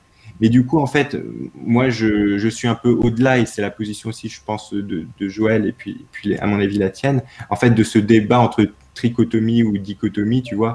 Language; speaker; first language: French; native; French